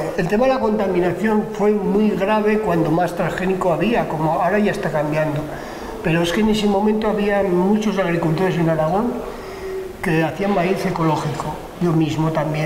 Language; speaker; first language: Spanish; native; Spanish